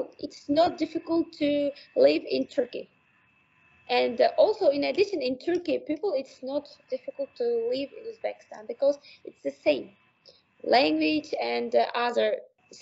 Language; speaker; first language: English; non-native, learner; Uzbek